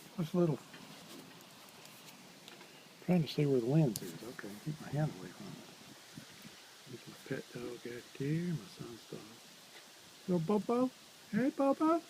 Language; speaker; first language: English; native; English